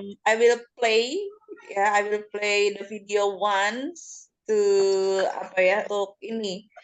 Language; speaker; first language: English; non-native, fluent; Indonesian